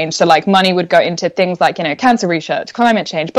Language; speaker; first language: English; native; English